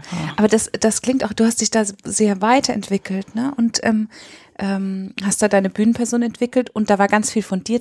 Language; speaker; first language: German; native; German